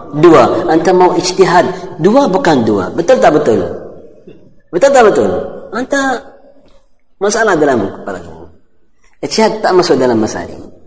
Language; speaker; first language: Malay; non-native, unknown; Arabic